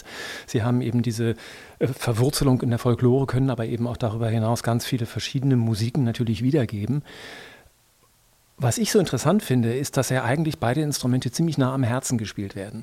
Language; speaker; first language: German; native; German